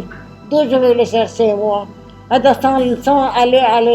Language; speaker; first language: French; non-native, local second language; Arabic